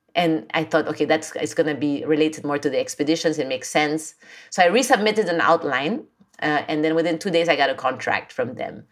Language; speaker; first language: English; non-native, local second language; French